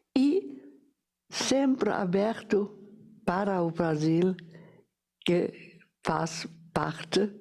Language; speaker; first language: Portuguese; non-native, fluent; German